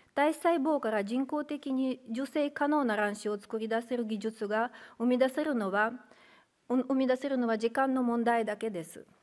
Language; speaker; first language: Japanese; non-native, fluent; Russian